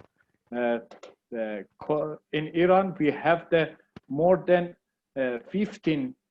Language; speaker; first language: English; non-native, learner; Persian